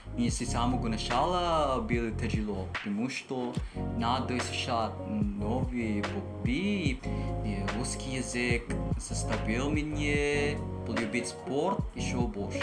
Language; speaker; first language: Russian; non-native, learner; Filipino